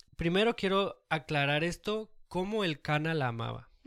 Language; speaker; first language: Spanish; early bilingual, heritage; Spanish